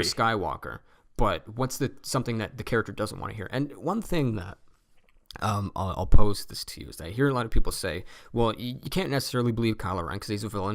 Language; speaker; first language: English; native; English